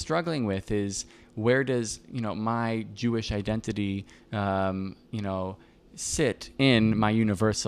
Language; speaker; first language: English; native; English